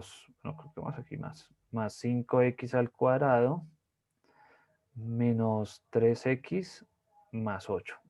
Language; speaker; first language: Spanish; native; Spanish